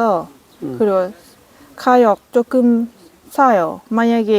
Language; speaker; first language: Korean; non-native, learner; Lao